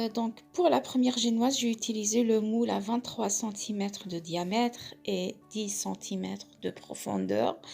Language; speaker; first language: French; non-native, local second language; Arabic